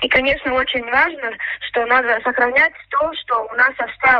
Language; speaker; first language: Russian; non-native, local second language; Latvian